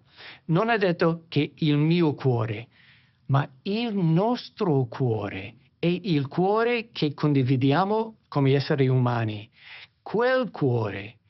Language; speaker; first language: Italian; non-native, fluent; English